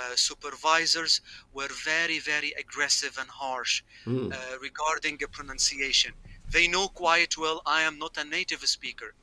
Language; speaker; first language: English; non-native, fluent; Arabic